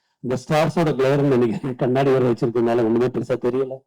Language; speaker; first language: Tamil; native; Tamil